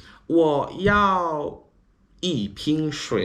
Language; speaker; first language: Chinese; non-native, learner; English